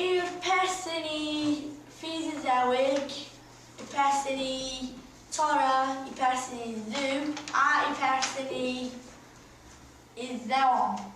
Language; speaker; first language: Welsh; non-native, learner; English